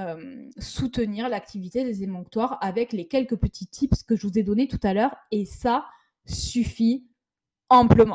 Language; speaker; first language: French; native; French